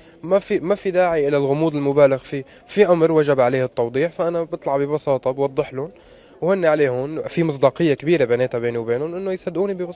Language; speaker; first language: Arabic; native; Arabic